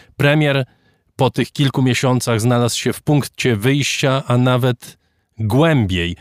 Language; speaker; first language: Polish; native; Polish